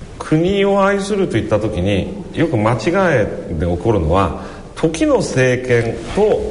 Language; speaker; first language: Japanese; native; Japanese